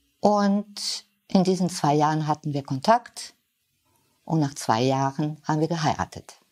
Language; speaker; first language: German; non-native, fluent; French